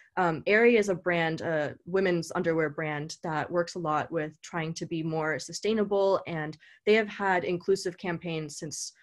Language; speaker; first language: English; native; English